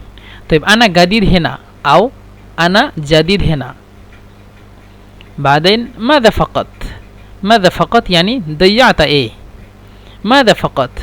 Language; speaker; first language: Arabic; non-native, fluent; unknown